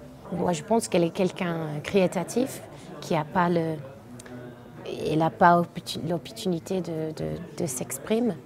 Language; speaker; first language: French; non-native, learner; English